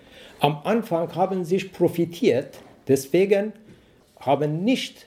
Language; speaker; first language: German; non-native, learner; Persian